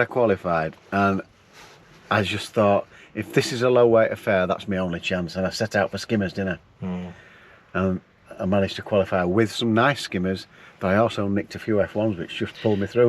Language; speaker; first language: English; native; English